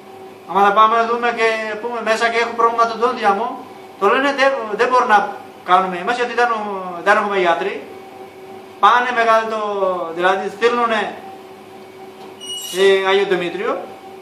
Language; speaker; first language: Greek; non-native, learner; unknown